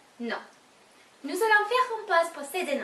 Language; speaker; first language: French; non-native, learner; English